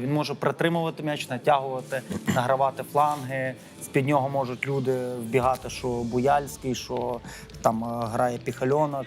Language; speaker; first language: Ukrainian; native; Ukrainian